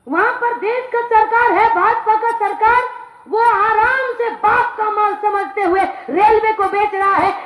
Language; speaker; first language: Hindi; non-native, local second language; Bangla